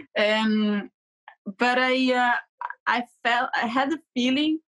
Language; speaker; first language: English; non-native, fluent; Portuguese